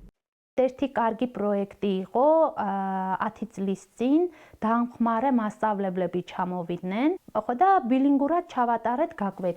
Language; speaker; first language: Georgian; non-native, local second language; Armenian